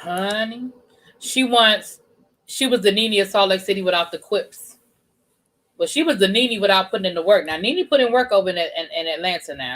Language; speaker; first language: English; native; English